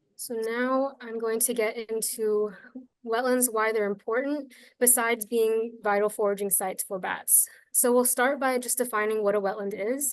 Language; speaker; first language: English; native; English